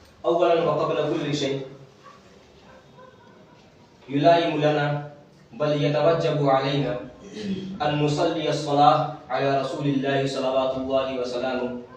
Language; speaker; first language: Arabic; non-native, fluent; Urdu